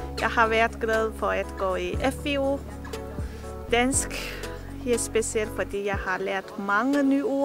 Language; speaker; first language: Danish; non-native, learner; Turkish